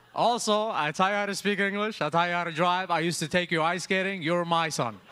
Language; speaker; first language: English; early bilingual, other home language; Arabic